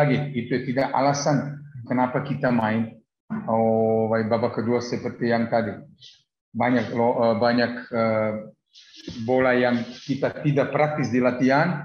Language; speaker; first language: Indonesian; non-native, learner; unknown